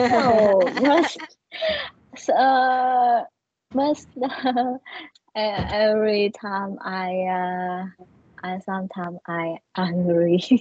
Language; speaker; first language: English; non-native, learner; Vietnamese